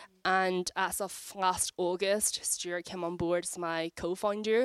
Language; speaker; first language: English; native; English